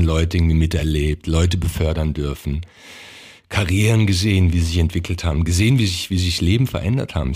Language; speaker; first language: German; early bilingual, other home language; Croatian